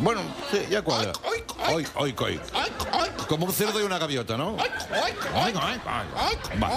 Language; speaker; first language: Spanish; native; Spanish